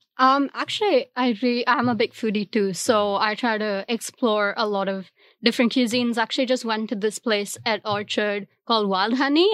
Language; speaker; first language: English; non-native, local second language; Hindi